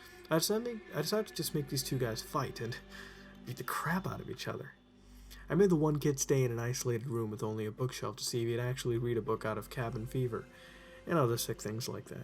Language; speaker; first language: English; native; English